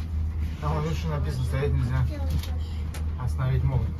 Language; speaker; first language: Russian; native; Russian